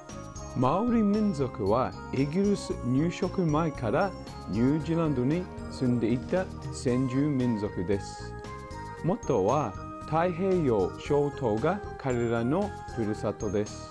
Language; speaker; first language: Japanese; non-native, fluent; English